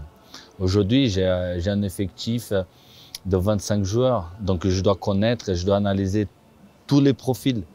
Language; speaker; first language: French; non-native, fluent; Portuguese